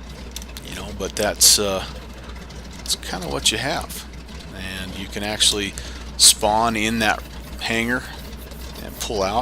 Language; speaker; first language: English; native; English